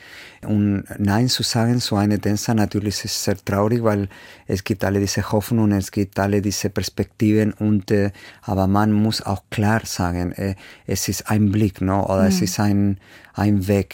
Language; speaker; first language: German; non-native, fluent; Spanish